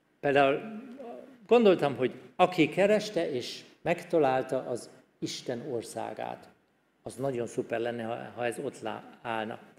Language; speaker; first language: Hungarian; non-native, fluent; German